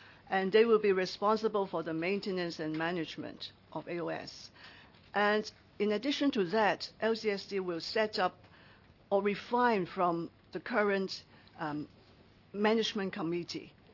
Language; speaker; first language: English; non-native, local second language; Cantonese